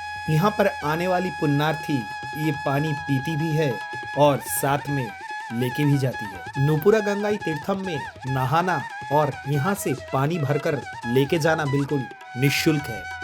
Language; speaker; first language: Hindi; non-native, local second language; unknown